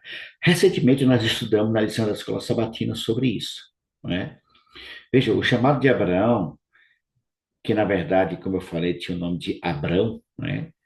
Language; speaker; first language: Portuguese; native; Portuguese